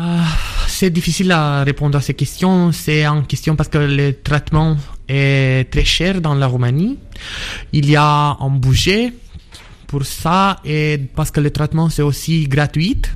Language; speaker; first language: French; non-native, learner; Romanian